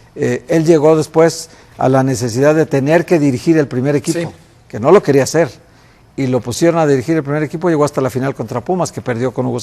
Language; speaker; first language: Spanish; native; Spanish